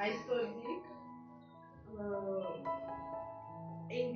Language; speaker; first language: English; non-native, learner; French